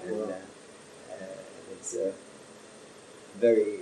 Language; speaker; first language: English; native; English